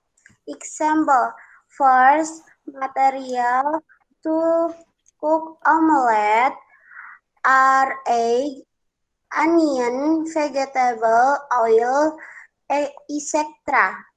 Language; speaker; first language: English; non-native, learner; Indonesian